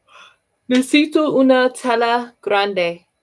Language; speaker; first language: Spanish; non-native, learner; English